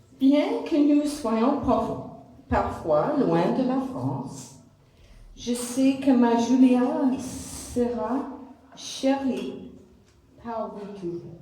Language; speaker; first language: French; non-native, learner; English